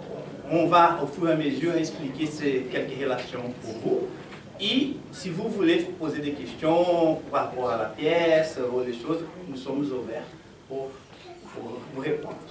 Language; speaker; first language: French; non-native, fluent; Portuguese